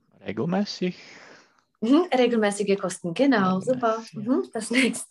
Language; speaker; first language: German; non-native, fluent; Czech